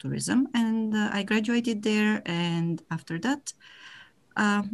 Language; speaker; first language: English; non-native, fluent; Bulgarian